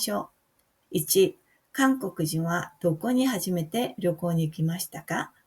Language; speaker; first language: Japanese; non-native, fluent; Korean